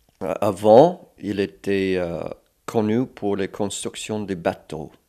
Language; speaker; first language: French; non-native, local second language; English